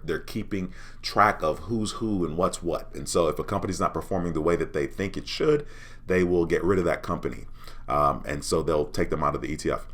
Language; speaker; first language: English; native; English